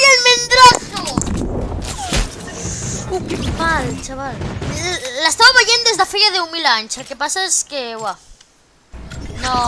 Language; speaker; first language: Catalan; native; Catalan